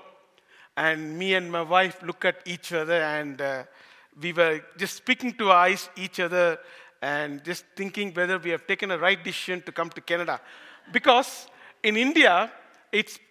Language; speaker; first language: English; non-native, local second language; Tamil